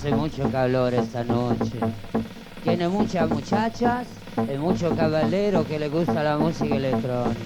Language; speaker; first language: Spanish; non-native, learner; Italian